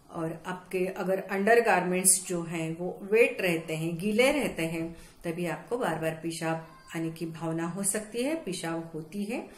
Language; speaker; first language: Hindi; non-native, local second language; Marathi